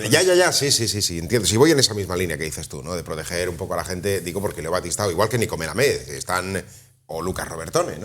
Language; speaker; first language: Spanish; native; Spanish